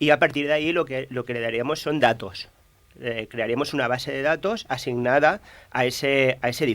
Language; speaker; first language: Spanish; native; Spanish